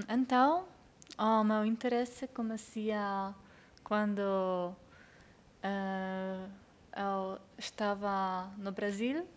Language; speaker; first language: Portuguese; non-native, learner; Polish